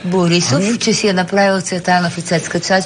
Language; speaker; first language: Bulgarian; native; Bulgarian